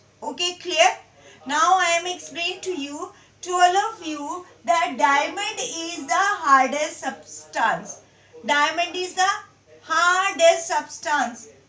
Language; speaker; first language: English; non-native, local second language; Hindi